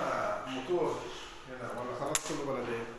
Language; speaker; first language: Arabic; non-native, learner; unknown